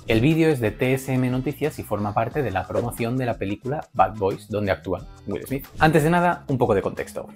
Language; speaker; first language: Spanish; native; Spanish